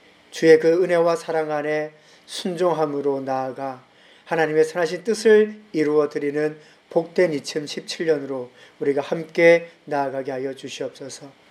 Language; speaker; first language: Korean; native; Korean